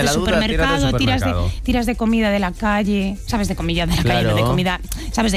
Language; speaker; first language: Spanish; native; Spanish